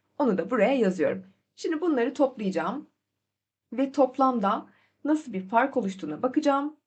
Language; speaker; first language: Turkish; native; Turkish